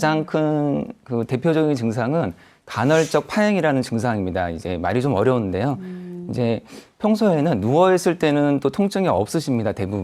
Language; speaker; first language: Korean; native; Korean